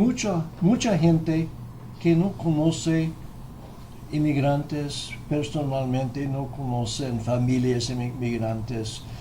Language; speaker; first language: Spanish; non-native, fluent; English